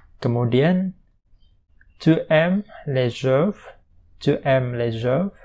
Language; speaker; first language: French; non-native, fluent; Indonesian